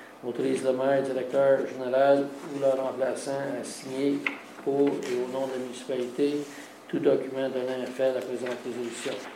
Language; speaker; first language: French; native; French